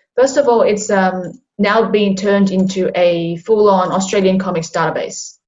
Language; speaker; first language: English; non-native, local second language; Cantonese